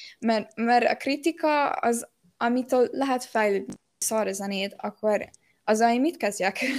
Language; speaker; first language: Hungarian; early bilingual, heritage; Hungarian